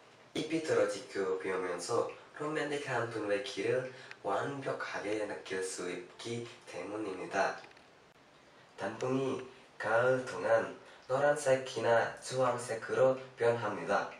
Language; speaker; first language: Korean; non-native, learner; Indonesian